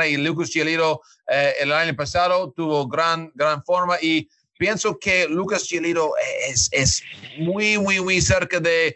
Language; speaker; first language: Spanish; non-native, learner; English